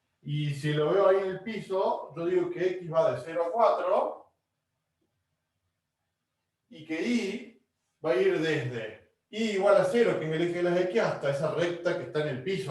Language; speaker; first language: Spanish; native; Spanish